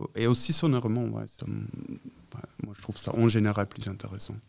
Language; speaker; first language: French; non-native, fluent; German